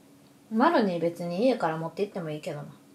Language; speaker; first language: Japanese; native; Japanese